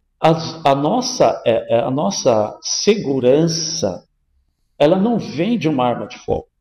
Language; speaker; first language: Portuguese; native; Portuguese